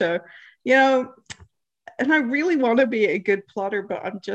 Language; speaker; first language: English; native; English